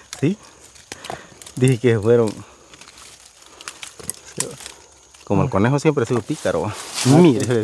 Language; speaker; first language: Spanish; native; Spanish